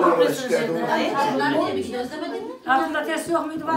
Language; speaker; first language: Turkish; native; Turkish